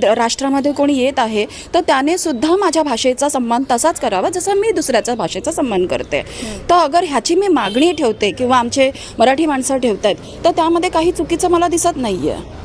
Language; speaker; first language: Marathi; non-native, local second language; Hindi